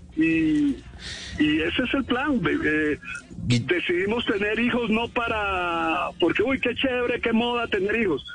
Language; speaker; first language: Spanish; native; Spanish